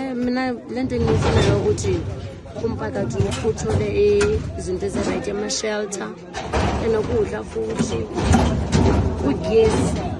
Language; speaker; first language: Zulu; non-native, local second language; Southern Sotho